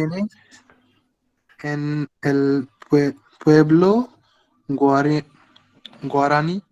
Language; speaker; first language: Spanish; non-native, learner; Hindi